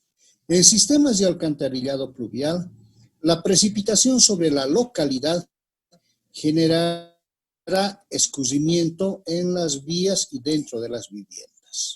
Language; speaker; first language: Spanish; native; Spanish